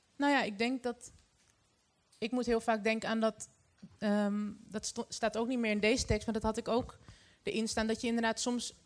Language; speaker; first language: Dutch; early bilingual, other home language; Arabic